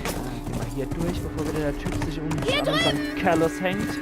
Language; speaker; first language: German; native; German